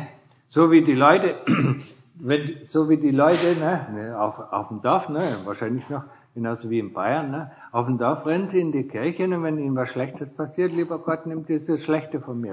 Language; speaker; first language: German; non-native, fluent; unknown